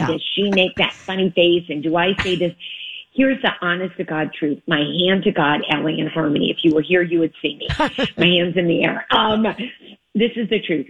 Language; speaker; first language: English; native; English